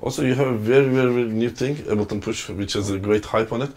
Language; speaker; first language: English; non-native, fluent; Turkish